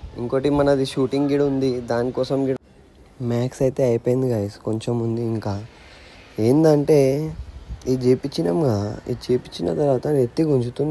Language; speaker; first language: Telugu; non-native, local second language; Urdu